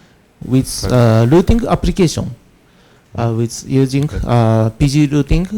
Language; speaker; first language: English; non-native, learner; Japanese